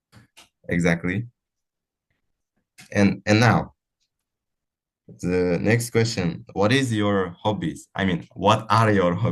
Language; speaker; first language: English; non-native, fluent; Uzbek